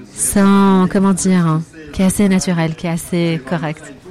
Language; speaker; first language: French; non-native, fluent; Arabic